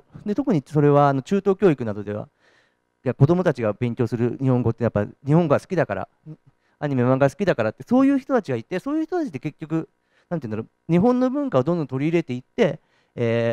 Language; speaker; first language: Japanese; native; Japanese